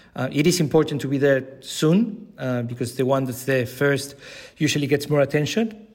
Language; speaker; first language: English; non-native, fluent; Spanish